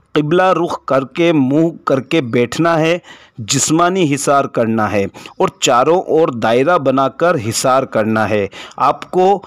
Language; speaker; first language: Hindi; native; Hindi